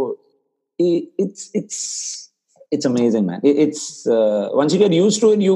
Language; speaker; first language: English; non-native, local second language; Hindi